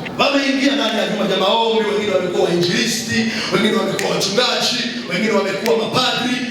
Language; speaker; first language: Swahili; non-native, local second language; Nande